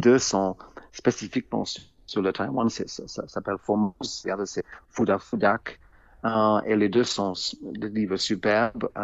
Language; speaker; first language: French; non-native, fluent; English